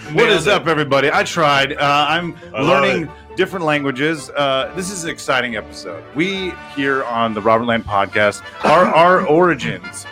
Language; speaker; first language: English; native; English